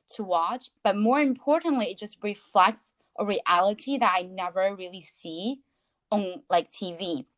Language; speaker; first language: English; non-native, fluent; Chinese